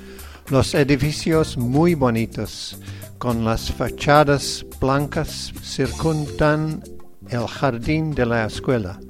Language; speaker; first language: Spanish; non-native, learner; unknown